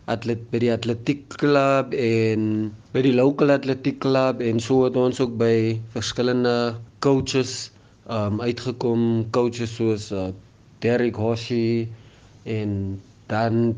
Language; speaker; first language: Afrikaans; native; Afrikaans